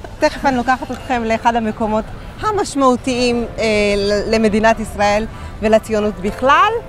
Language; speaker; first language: Hebrew; early bilingual, other home language; Amharic